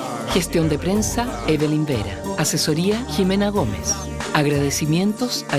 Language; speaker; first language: Spanish; native; Spanish